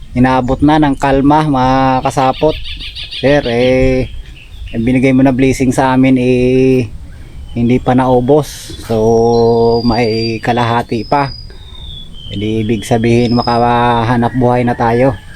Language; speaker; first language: Filipino; native; Filipino